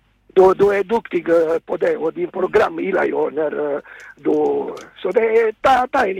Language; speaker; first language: Swedish; non-native, fluent; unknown